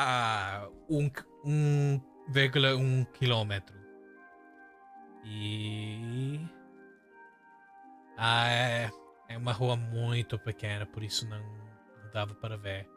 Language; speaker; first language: Portuguese; non-native, fluent; English